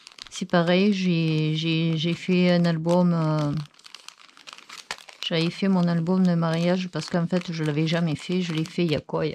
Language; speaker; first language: French; native; French